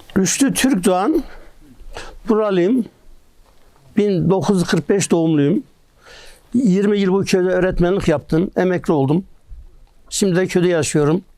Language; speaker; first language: Turkish; non-native, local second language; Kurdish